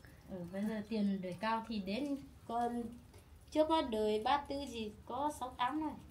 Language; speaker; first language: Vietnamese; non-native, local second language; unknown